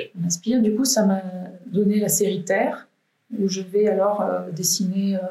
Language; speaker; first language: French; native; French